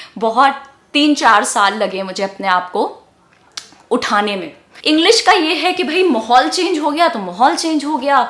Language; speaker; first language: Hindi; native; Hindi